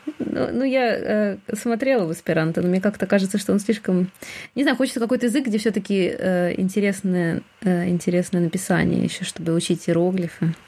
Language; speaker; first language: Russian; native; Russian